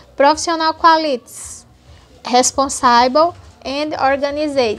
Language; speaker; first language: English; non-native, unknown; Portuguese